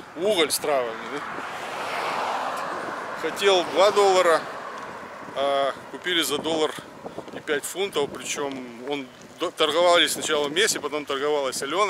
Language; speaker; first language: Russian; native; Russian